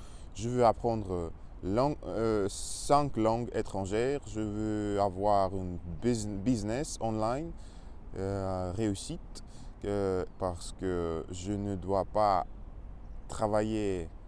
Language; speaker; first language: French; non-native, learner; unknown